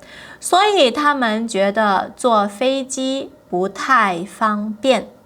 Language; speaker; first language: Chinese; non-native, fluent; Portuguese